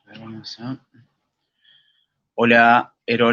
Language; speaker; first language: Spanish; native; Spanish